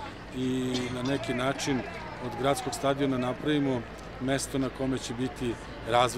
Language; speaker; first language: Serbian; native; Serbian